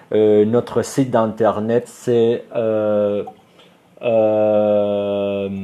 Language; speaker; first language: French; non-native, fluent; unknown